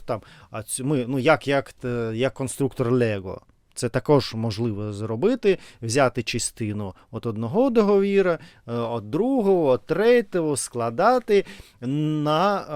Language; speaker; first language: Ukrainian; non-native, learner; Russian